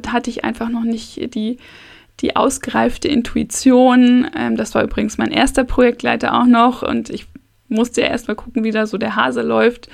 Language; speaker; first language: German; native; German